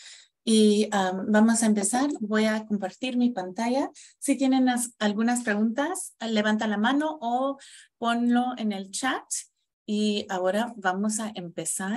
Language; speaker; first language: Spanish; non-native, fluent; English